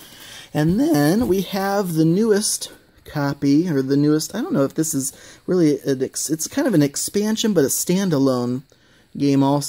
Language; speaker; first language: English; native; English